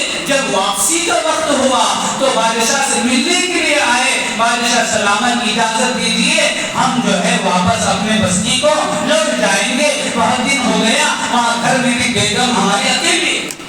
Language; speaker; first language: Urdu; native; Urdu